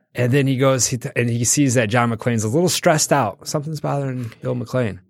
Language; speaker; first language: English; native; English